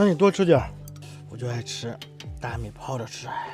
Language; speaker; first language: Chinese; native; Chinese